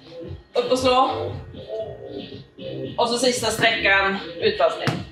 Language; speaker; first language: Swedish; native; Swedish